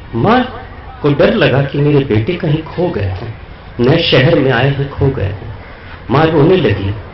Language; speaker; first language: Hindi; native; Hindi